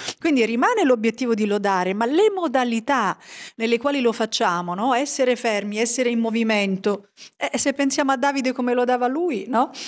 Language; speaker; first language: Italian; native; Italian